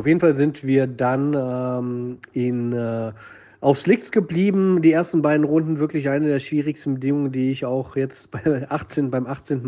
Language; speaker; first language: German; native; German